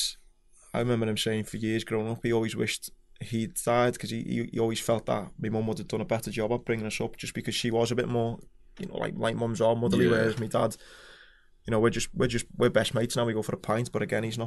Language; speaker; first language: English; native; English